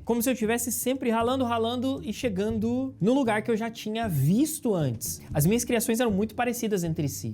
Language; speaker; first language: Portuguese; native; Portuguese